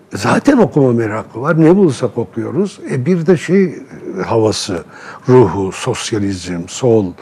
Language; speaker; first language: Turkish; non-native, local second language; Arabic